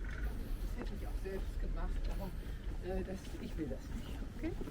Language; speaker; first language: German; native; German